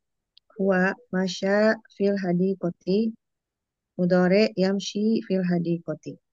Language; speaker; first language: Arabic; non-native, learner; Indonesian